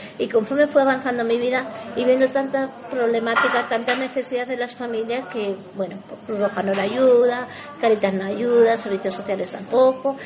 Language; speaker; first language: Spanish; native; Spanish